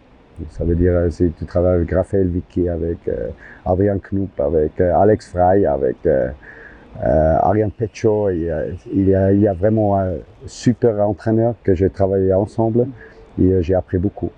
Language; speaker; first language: French; non-native, local second language; German